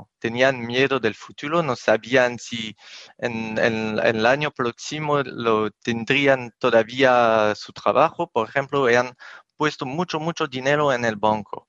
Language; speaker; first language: Spanish; non-native, fluent; French